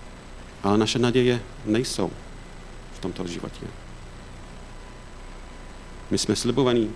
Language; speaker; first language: Czech; non-native, fluent; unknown